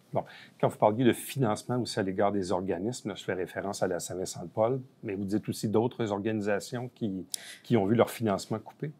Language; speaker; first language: French; native; French